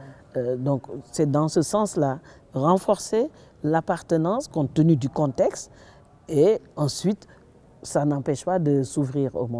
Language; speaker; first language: French; non-native, local second language; Wolof